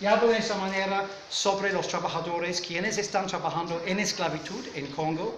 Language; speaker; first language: Spanish; non-native, fluent; English